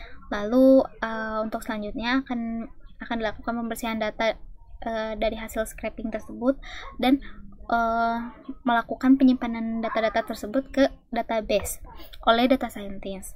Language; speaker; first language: Indonesian; native; Indonesian